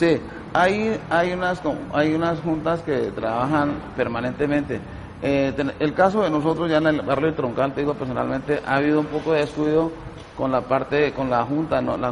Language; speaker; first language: Spanish; native; Spanish